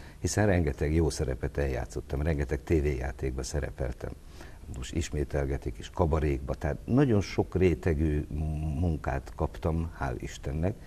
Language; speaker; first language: Hungarian; native; Hungarian